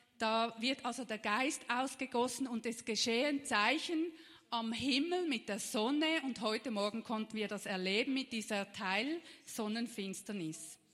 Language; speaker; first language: German; native; German